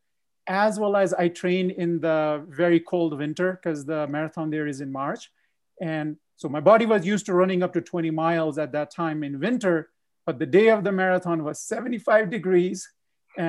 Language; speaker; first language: English; non-native, local second language; Punjabi